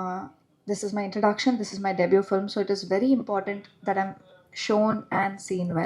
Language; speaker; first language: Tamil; non-native, learner; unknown